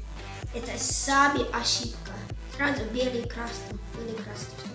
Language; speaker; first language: Russian; early bilingual, heritage; Russian